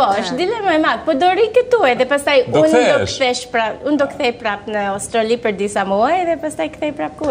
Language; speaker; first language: Albanian; early bilingual, heritage; Albanian